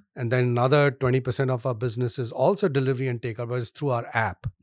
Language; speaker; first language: English; non-native, local second language; Hindi